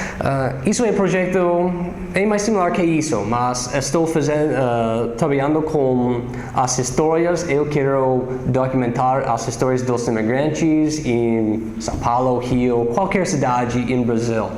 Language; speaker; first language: Portuguese; non-native, learner; English